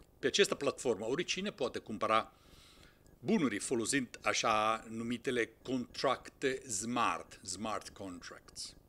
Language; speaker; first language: Romanian; non-native, fluent; Italian